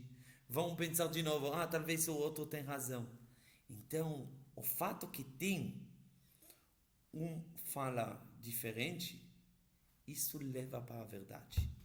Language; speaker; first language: Portuguese; non-native, fluent; Hebrew